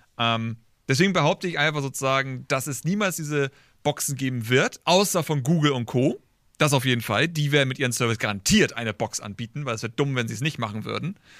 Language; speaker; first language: German; native; German